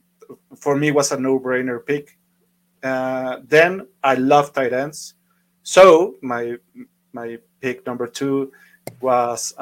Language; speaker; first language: English; non-native, fluent; Spanish